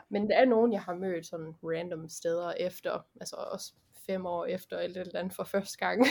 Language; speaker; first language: Danish; early bilingual, heritage; Danish